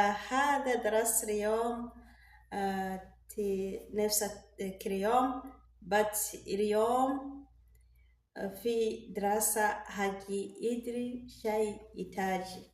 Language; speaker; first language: Arabic; non-native, learner; Rundi